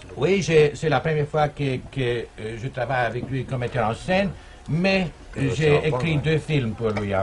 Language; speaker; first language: French; non-native, fluent; German